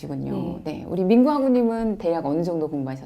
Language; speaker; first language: Korean; native; Korean